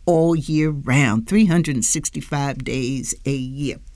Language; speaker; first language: English; native; English